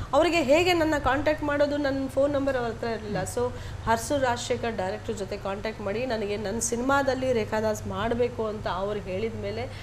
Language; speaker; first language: Kannada; native; Kannada